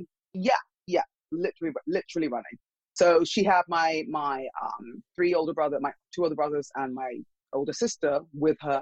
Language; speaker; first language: English; native; English